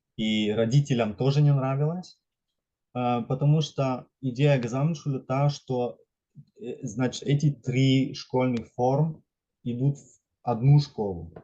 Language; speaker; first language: Russian; non-native, fluent; German